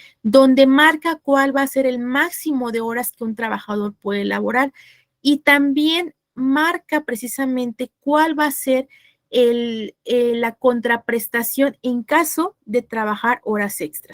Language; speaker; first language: Spanish; native; Spanish